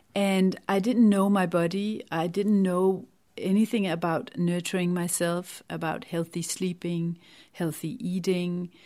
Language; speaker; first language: English; non-native, fluent; Danish